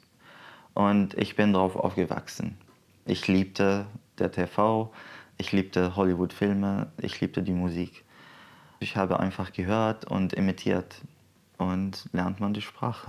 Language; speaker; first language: German; non-native, fluent; Arabic